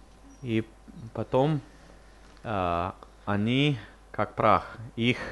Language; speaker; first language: Russian; non-native, fluent; English